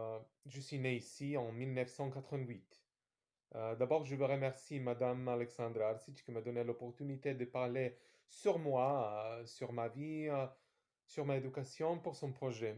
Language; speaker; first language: French; non-native, fluent; Serbian